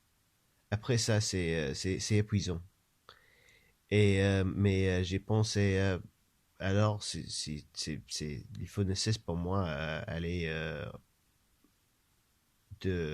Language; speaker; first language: French; non-native, learner; English